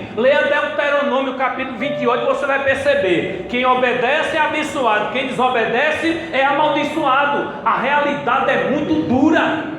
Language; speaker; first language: Portuguese; native; Portuguese